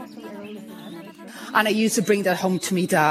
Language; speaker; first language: English; native; English